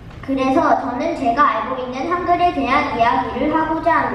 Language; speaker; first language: Korean; early bilingual, heritage; Korean